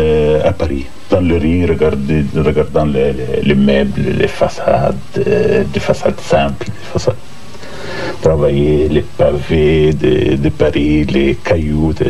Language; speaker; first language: French; non-native, fluent; Arabic